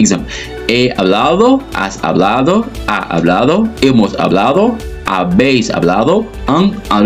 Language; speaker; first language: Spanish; non-native, fluent; French